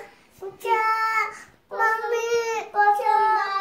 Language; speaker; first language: Romanian; early bilingual, heritage; Romanian